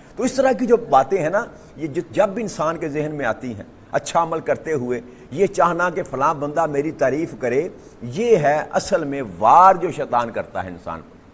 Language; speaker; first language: Urdu; non-native, local second language; Punjabi